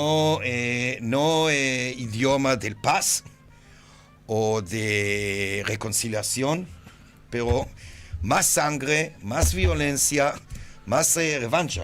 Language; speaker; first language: Spanish; non-native, fluent; Hebrew